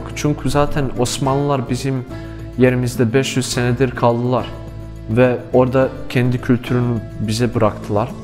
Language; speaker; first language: Turkish; non-native, fluent; Bosnian